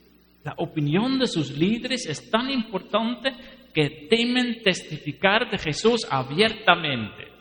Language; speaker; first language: Spanish; non-native, fluent; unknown